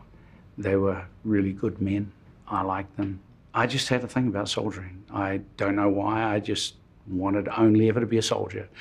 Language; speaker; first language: English; native; English